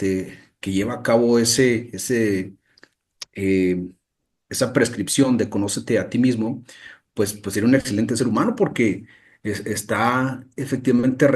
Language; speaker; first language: Spanish; native; Spanish